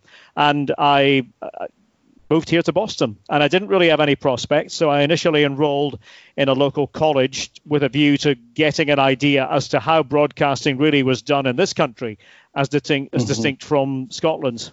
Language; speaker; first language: English; native; English